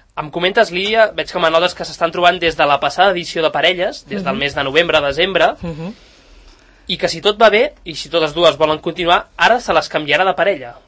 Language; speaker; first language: Catalan; native; Catalan